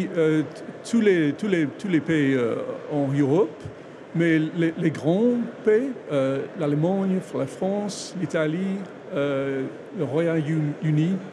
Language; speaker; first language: French; non-native, learner; English